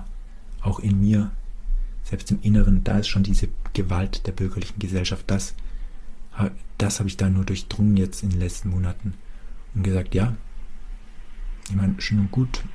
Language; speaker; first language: German; native; German